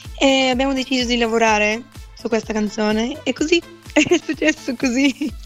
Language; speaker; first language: Italian; non-native, fluent; Bulgarian